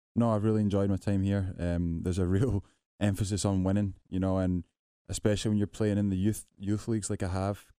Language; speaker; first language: English; native; English